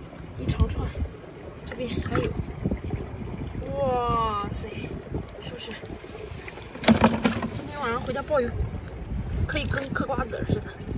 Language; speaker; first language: Chinese; native; Chinese